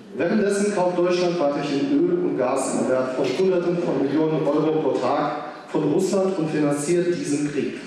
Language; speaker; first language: German; non-native, fluent; Ukrainian